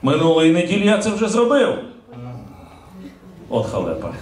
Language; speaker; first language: Ukrainian; native; Ukrainian